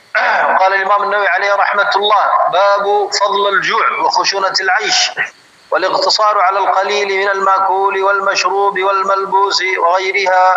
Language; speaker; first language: Arabic; non-native, fluent; Indonesian